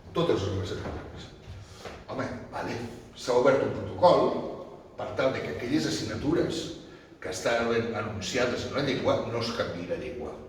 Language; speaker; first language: Catalan; non-native, local second language; Spanish